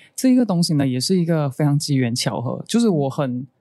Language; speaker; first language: Chinese; non-native, local second language; Cantonese